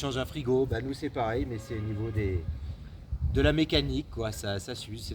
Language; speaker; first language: French; native; French